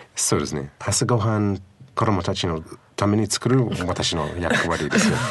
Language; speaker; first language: Japanese; non-native, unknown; English